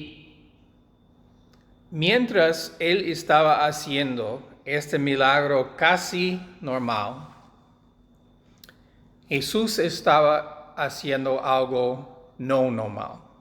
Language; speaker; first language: Spanish; non-native, fluent; English